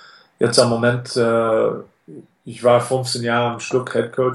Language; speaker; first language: German; non-native, fluent; English